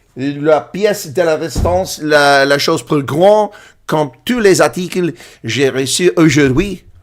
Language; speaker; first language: French; non-native, learner; English